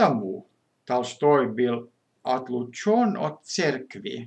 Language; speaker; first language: Russian; non-native, fluent; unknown